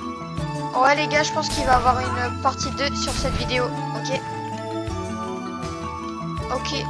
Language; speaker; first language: French; native; French